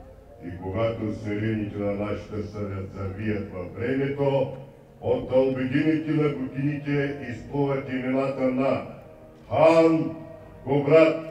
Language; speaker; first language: Bulgarian; native; Bulgarian